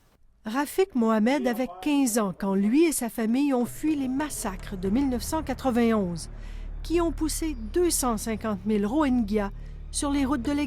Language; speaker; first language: French; native; French